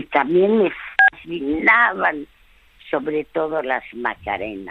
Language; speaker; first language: Spanish; early bilingual, other home language; French